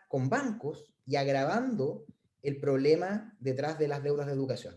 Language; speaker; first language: Spanish; native; Spanish